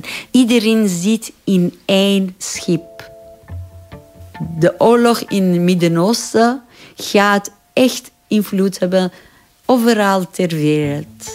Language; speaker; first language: Dutch; non-native, learner; Persian